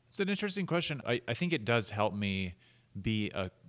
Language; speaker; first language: English; native; English